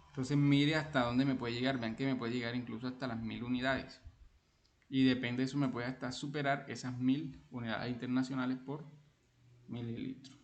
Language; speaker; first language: Spanish; native; Spanish